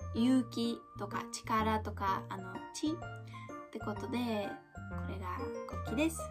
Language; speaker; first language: Japanese; non-native, fluent; Bulgarian